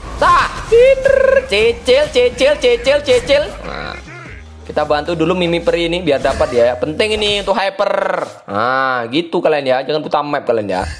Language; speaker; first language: Indonesian; native; Indonesian